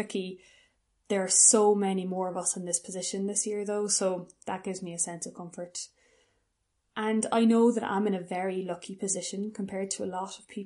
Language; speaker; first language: English; native; English